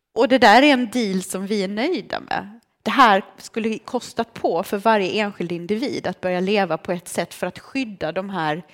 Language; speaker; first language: Swedish; early bilingual, other home language; Romanian